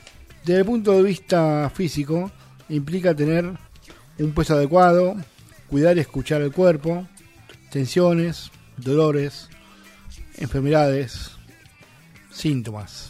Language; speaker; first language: Spanish; native; Spanish